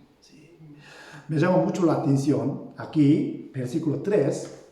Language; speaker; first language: Spanish; non-native, fluent; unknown